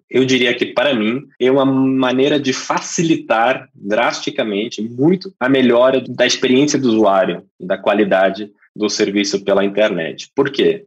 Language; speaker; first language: Portuguese; non-native, fluent; English